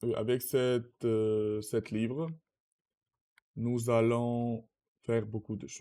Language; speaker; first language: French; non-native, learner; Russian